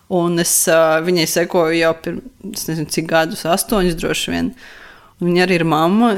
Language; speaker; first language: Latvian; non-native, local second language; Russian